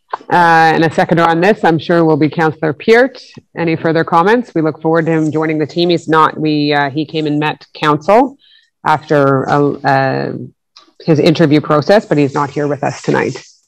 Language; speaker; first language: English; native; English